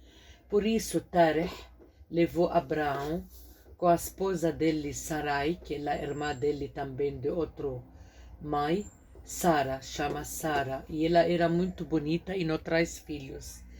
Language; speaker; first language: Portuguese; non-native, fluent; Arabic